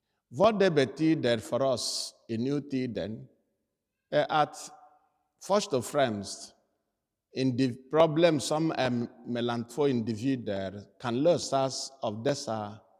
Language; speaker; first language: Swedish; non-native, fluent; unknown